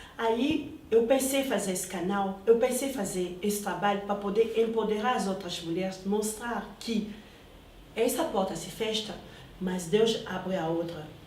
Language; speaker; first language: Portuguese; non-native, fluent; Lingala